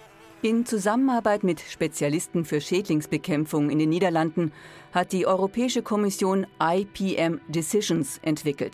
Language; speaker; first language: German; native; German